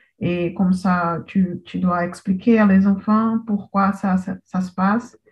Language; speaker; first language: French; non-native, learner; Portuguese